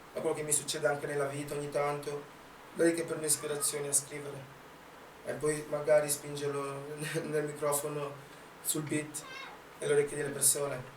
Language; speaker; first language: Italian; early bilingual, other home language; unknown